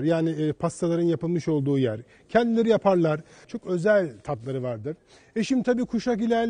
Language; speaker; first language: Turkish; native; Turkish